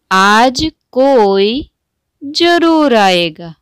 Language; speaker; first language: Hindi; non-native, local second language; Gujarati